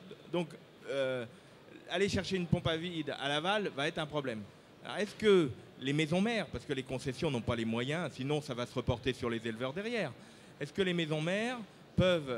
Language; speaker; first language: French; native; French